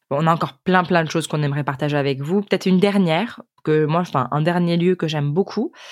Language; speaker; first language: French; native; French